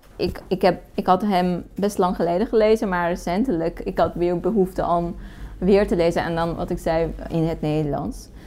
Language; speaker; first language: Dutch; non-native, fluent; Persian